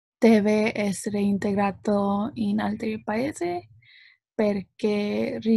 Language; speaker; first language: Italian; non-native, learner; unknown